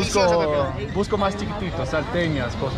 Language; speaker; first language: Spanish; non-native, learner; Danish